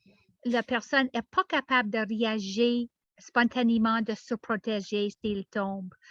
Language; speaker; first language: French; non-native, learner; English